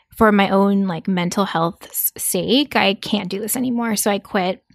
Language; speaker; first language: English; early bilingual, other home language; Korean